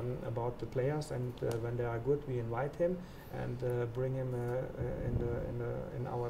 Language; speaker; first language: English; non-native, fluent; German